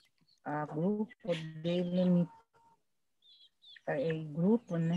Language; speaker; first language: Portuguese; non-native, local second language; Guarani